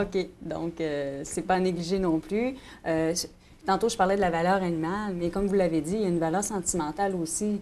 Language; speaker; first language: French; native; French